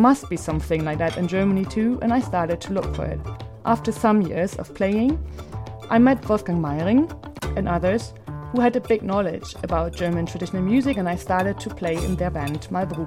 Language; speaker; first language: English; non-native, fluent; German